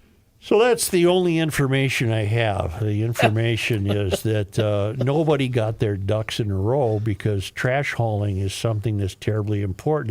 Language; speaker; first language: English; native; English